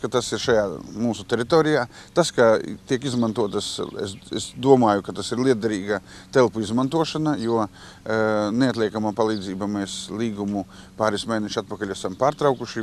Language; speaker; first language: Latvian; native; Latvian